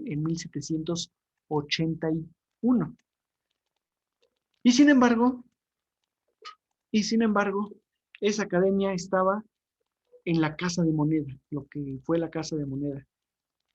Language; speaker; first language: Spanish; native; Spanish